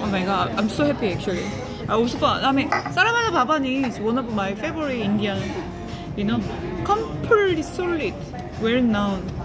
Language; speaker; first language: English; non-native, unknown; Korean